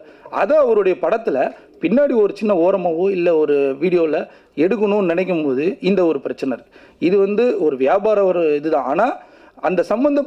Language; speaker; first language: Tamil; native; Tamil